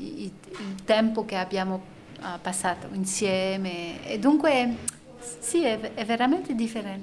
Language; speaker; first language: Italian; non-native, learner; French